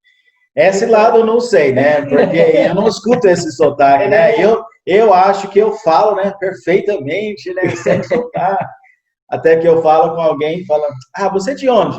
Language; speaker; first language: Portuguese; non-native, fluent; English